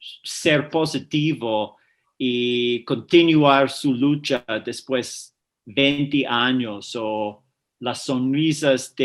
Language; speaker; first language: Spanish; non-native, fluent; English